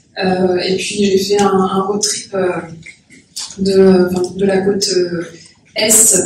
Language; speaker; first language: French; native; French